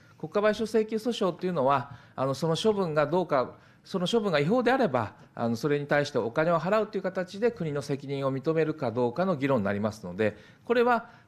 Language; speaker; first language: Japanese; native; Japanese